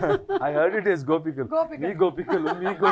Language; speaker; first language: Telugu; non-native, fluent; Kannada